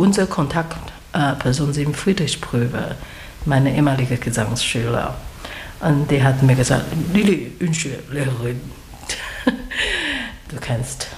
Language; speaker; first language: German; non-native, learner; Chinese